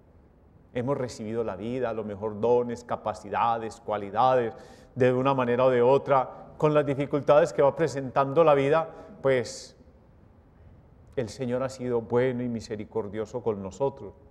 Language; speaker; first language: Spanish; native; Spanish